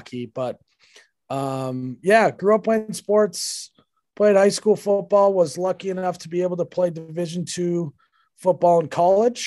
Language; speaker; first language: English; native; English